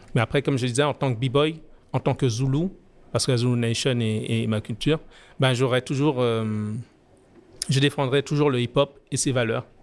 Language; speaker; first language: French; native; French